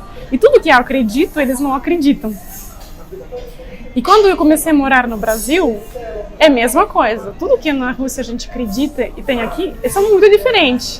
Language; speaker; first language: Portuguese; non-native, fluent; Russian